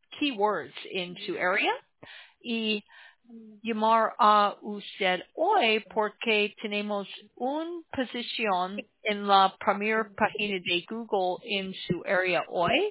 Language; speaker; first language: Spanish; non-native, learner; English